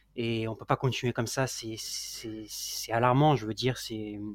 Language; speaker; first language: French; native; French